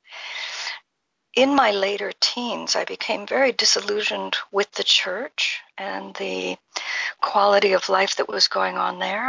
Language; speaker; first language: English; native; English